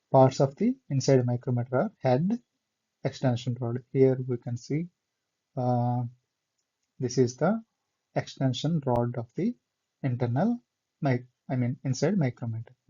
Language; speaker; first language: English; non-native, local second language; Telugu